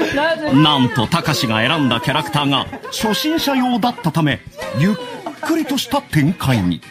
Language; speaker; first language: Japanese; native; Japanese